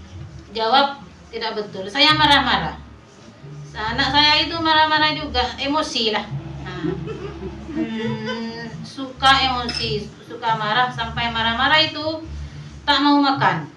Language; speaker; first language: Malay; non-native, local second language; Madurese